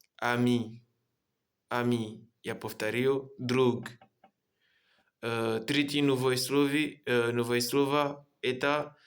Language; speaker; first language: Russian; non-native, learner; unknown